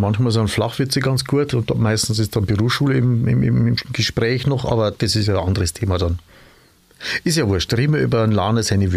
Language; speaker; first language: German; native; German